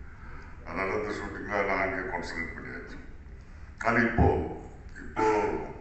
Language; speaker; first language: Tamil; non-native, learner; Malayalam